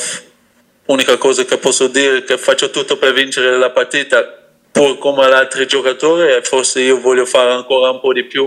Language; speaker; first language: Italian; non-native, fluent; Dutch